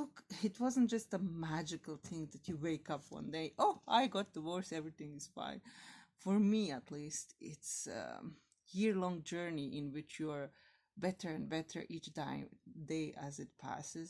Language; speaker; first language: English; non-native, fluent; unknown